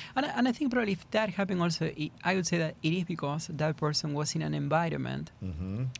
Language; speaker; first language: English; non-native, fluent; Spanish